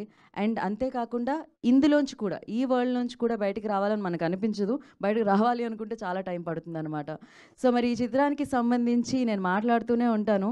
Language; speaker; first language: Telugu; native; Telugu